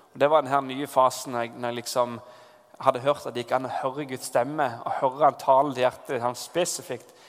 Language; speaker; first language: Norwegian; native; Norwegian